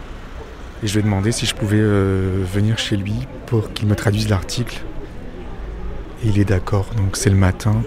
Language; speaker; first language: French; native; French